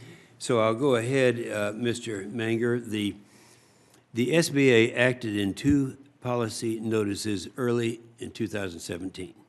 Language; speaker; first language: English; native; English